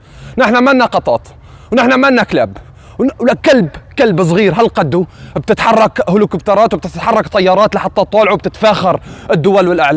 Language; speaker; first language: Arabic; native; Arabic